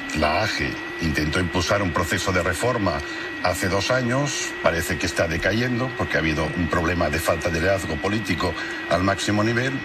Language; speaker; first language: Spanish; non-native, local second language; Catalan